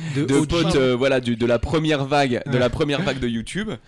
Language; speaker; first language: French; native; French